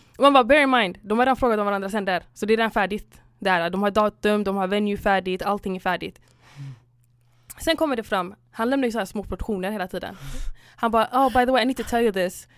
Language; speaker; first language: Swedish; early bilingual, other home language; Somali